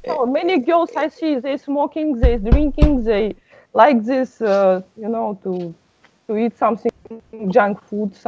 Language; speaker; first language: English; non-native, learner; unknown